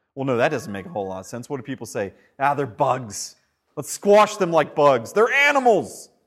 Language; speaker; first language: English; native; English